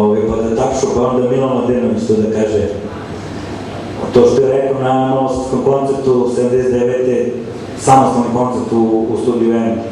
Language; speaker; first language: Serbian; native; Serbian